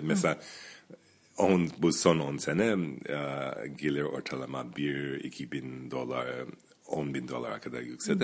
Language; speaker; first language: Turkish; non-native, fluent; English